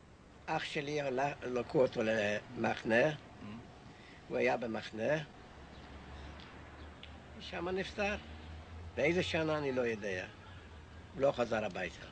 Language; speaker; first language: Hebrew; non-native, learner; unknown